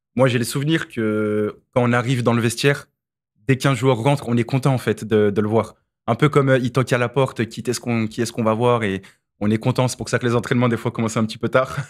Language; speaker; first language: French; native; French